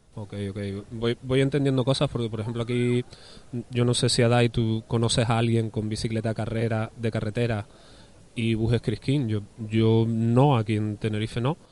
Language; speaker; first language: Spanish; native; Spanish